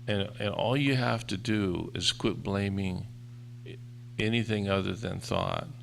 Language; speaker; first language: English; native; English